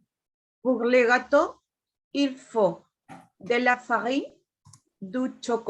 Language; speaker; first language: French; non-native, learner; Spanish